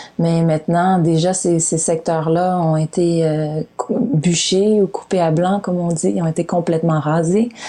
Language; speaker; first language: French; native; French